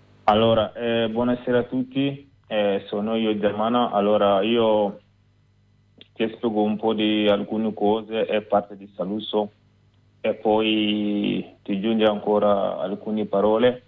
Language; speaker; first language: Italian; non-native, learner; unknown